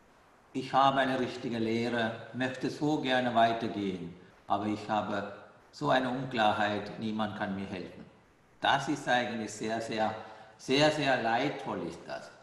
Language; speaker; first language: German; non-native, fluent; Sinhala